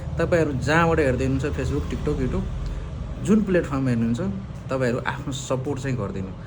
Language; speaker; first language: Nepali; non-native, local second language; Maithili